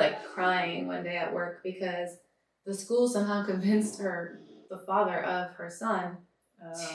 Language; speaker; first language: English; native; English